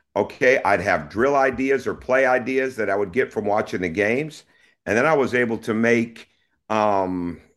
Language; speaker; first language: English; native; English